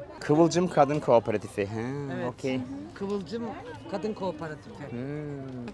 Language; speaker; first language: Turkish; native; Turkish